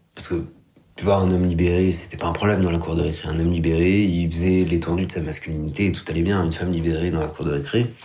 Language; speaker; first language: French; native; French